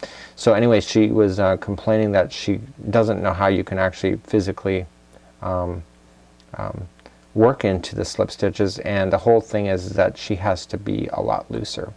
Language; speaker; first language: English; native; English